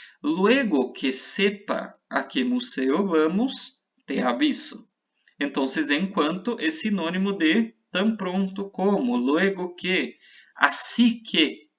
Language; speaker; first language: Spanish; non-native, fluent; Portuguese